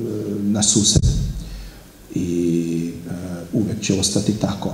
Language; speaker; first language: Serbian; non-native, fluent; Hungarian